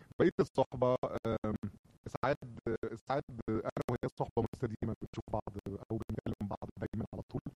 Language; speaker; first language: Egyptian Arabic; native; Egyptian Arabic